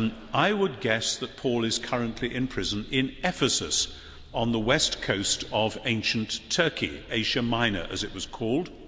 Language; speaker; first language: English; native; English